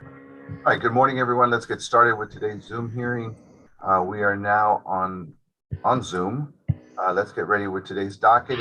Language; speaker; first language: English; native; English